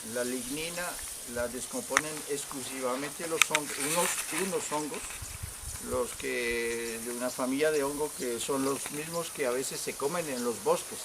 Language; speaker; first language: Spanish; native; Spanish